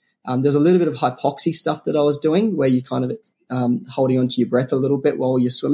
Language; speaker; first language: English; native; English